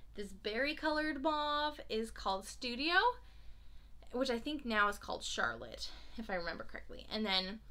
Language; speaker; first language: English; native; English